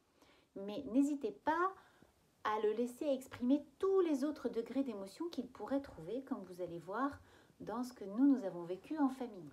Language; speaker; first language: French; native; French